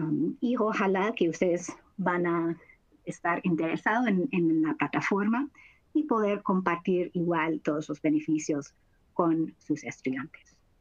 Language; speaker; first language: Spanish; non-native, fluent; English